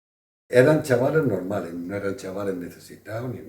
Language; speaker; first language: Spanish; native; Spanish